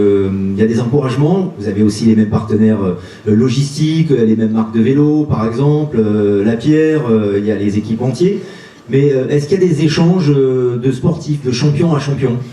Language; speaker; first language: French; native; French